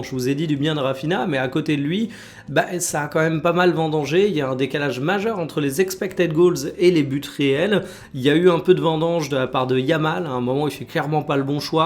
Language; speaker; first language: French; native; French